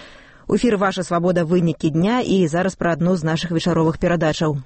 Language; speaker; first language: Belarusian; native; Belarusian